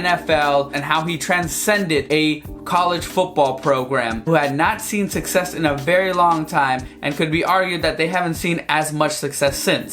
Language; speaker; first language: English; native; English